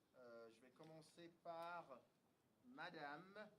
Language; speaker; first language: French; non-native, fluent; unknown